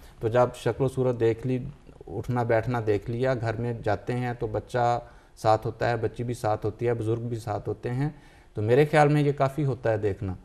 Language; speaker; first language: Urdu; native; Urdu